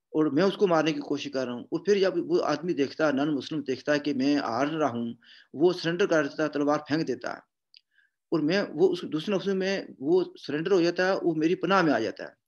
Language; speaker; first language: Urdu; non-native, local second language; Punjabi